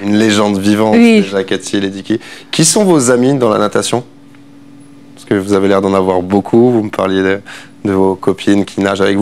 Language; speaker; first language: French; native; French